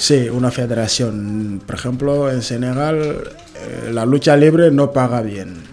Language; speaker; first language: Spanish; non-native, learner; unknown